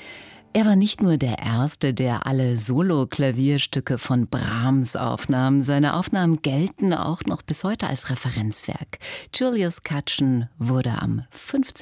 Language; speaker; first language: German; native; German